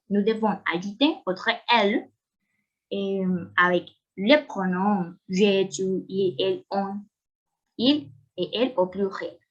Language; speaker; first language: French; non-native, fluent; Spanish